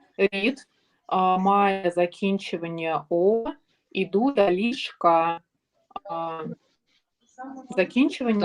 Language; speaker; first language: Ukrainian; non-native, learner; Russian